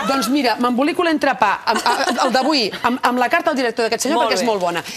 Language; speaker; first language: Catalan; native; Catalan